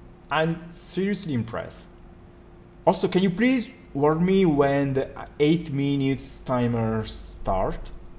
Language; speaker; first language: English; non-native, fluent; Italian